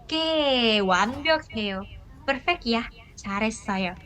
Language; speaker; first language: Korean; non-native, fluent; Indonesian